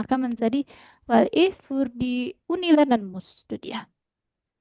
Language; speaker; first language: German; non-native, fluent; Indonesian